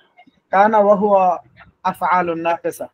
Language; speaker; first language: Arabic; non-native, learner; Bangla